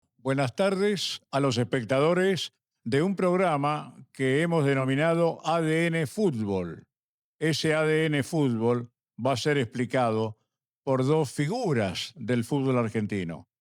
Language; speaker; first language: Spanish; native; Spanish